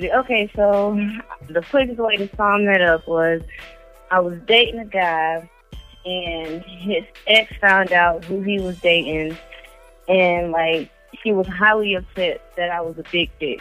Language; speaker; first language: English; native; English